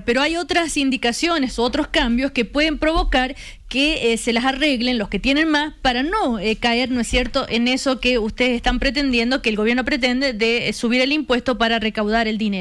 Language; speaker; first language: Spanish; native; Spanish